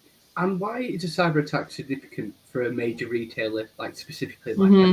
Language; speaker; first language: English; native; English